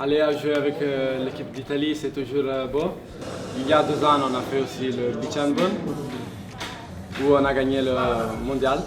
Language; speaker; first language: French; non-native, learner; Italian